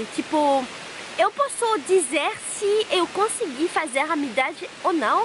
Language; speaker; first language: Portuguese; non-native, fluent; French